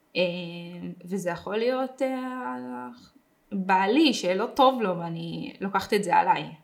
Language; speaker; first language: Hebrew; native; Hebrew